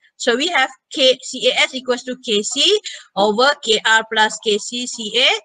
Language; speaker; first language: English; non-native, local second language; Malay